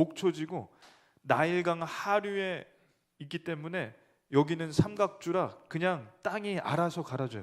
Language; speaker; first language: Korean; native; Korean